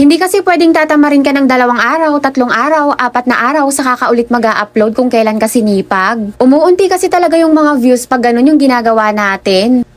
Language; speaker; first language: Filipino; non-native, local second language; Iloko